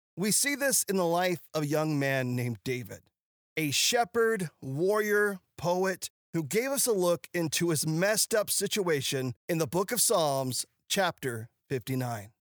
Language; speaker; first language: English; native; English